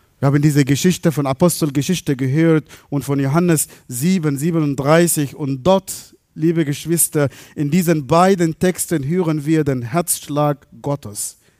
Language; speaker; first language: German; non-native, fluent; Arabic